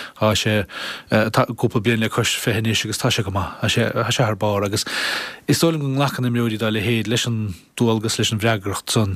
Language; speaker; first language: Irish; native; Irish